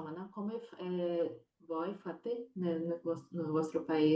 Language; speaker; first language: Italian; non-native, fluent; Portuguese